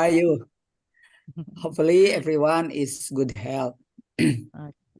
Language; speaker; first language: English; non-native, fluent; Indonesian